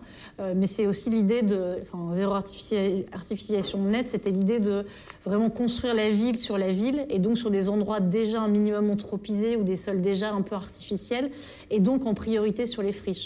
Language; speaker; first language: French; native; French